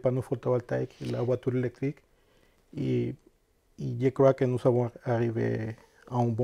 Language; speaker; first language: French; non-native, fluent; Spanish